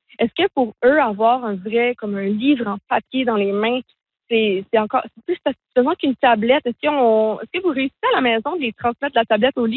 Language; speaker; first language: French; native; French